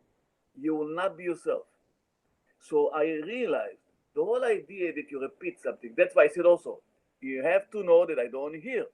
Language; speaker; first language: English; non-native, learner; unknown